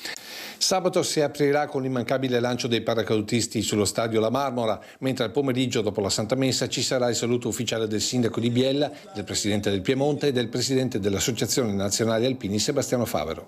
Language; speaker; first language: Italian; native; Italian